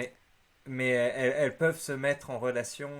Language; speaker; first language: French; native; French